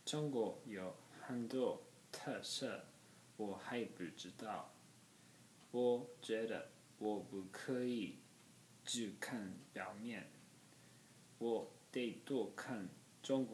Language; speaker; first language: Chinese; non-native, learner; Japanese